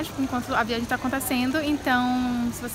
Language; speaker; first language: Portuguese; native; Portuguese